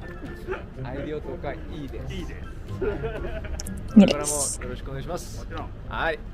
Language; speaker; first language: Japanese; non-native, learner; Korean